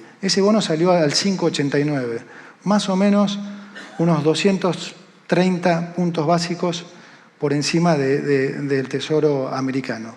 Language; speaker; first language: Spanish; native; Spanish